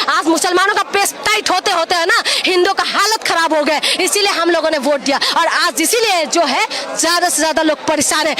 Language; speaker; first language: Hindi; non-native, local second language; Assamese